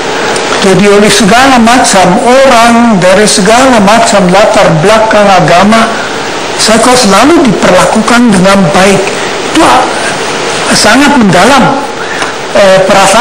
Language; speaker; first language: Indonesian; non-native, fluent; German